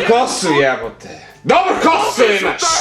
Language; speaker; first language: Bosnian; early bilingual, heritage; English